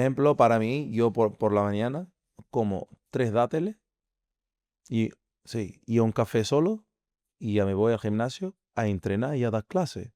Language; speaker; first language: Spanish; non-native, fluent; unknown